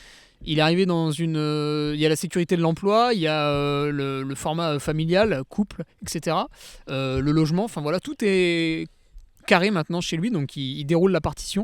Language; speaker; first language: French; native; French